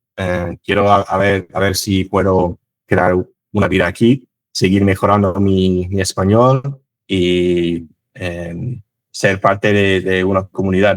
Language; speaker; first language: Spanish; non-native, fluent; English